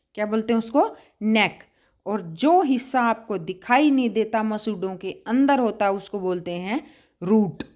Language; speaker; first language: Hindi; native; Hindi